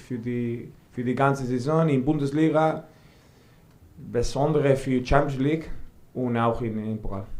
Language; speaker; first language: German; non-native, fluent; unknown